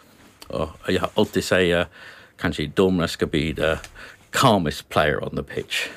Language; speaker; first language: Swedish; non-native, learner; English